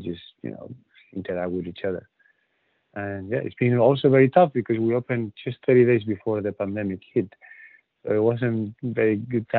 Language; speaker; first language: English; non-native, fluent; Spanish